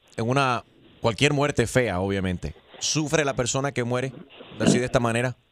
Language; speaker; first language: Spanish; early bilingual, heritage; Spanish